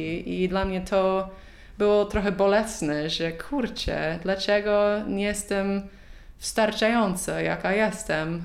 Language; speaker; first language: Polish; non-native, learner; English